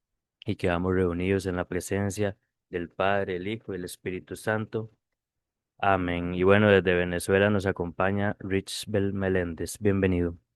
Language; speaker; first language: Spanish; native; Spanish